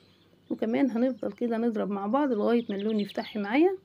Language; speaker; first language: Arabic; native; Arabic